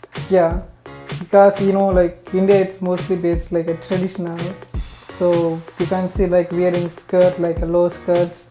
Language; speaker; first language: English; non-native, local second language; Tamil